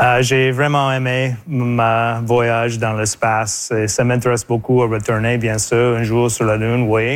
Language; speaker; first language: French; non-native, local second language; English